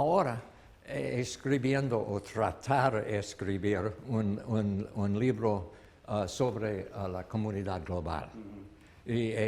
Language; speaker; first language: Spanish; non-native, learner; English